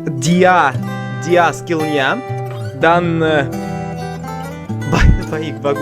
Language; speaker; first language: Indonesian; non-native, learner; English